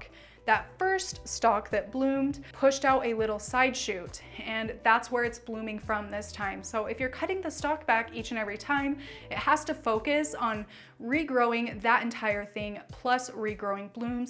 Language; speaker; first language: English; native; English